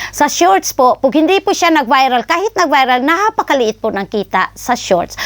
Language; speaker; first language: Filipino; non-native, local second language; Cebuano